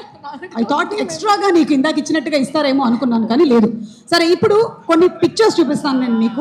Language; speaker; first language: Telugu; native; Telugu